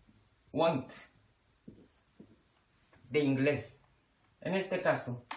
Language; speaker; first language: Spanish; non-native, fluent; Korean